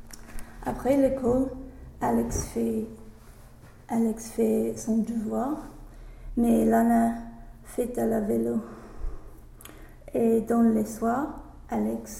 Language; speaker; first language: French; non-native, learner; English